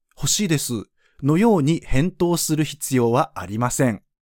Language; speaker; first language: Japanese; native; Japanese